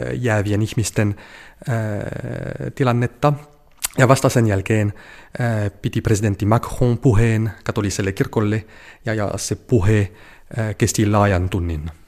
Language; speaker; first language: Finnish; non-native, fluent; French